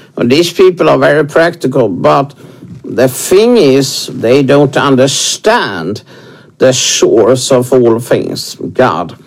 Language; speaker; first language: English; non-native, fluent; Swedish